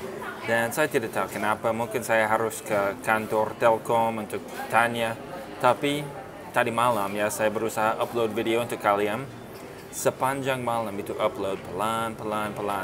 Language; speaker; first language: Indonesian; non-native, fluent; English